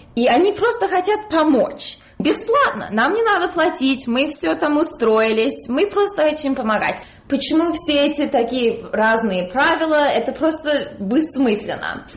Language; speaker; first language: Russian; early bilingual, heritage; Russian